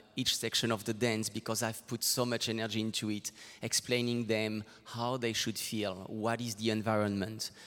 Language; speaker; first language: English; non-native, fluent; French